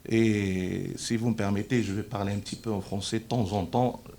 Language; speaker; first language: French; non-native, local second language; Arabic